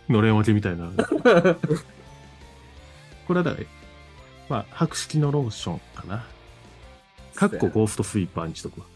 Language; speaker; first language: Japanese; native; Japanese